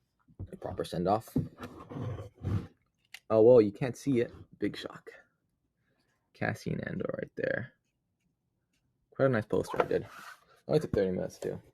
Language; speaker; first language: English; native; English